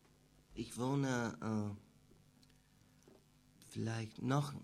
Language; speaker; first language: German; non-native, learner; English